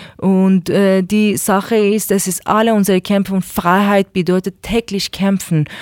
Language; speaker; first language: German; non-native, learner; Persian